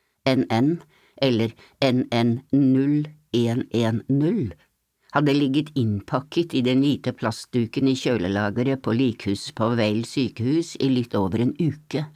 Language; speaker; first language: Norwegian; native; Norwegian